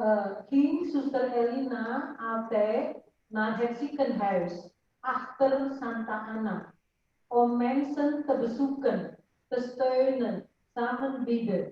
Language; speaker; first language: Dutch; non-native, fluent; Indonesian